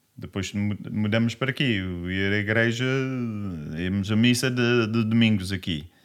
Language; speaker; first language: Portuguese; non-native, learner; English